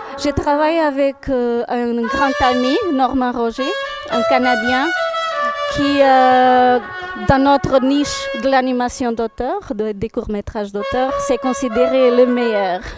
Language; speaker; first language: French; non-native, fluent; Portuguese